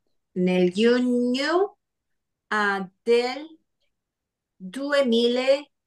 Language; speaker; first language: Italian; non-native, learner; Spanish